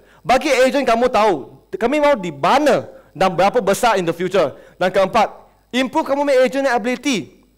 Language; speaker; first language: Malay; non-native, local second language; Chinese